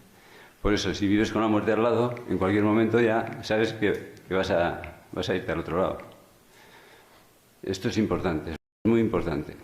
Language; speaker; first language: Spanish; native; Spanish